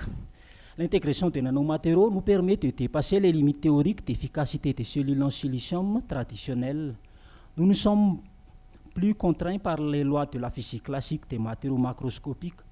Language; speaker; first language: French; non-native, local second language; Malagasy